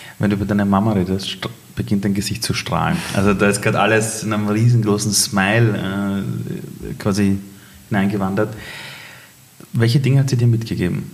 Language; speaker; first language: German; early bilingual, other home language; Persian